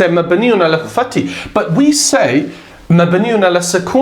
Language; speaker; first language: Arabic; non-native, fluent; English